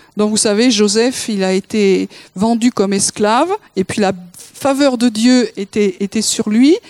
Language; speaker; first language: French; native; French